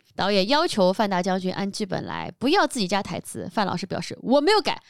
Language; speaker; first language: Chinese; non-native, local second language; Wu Chinese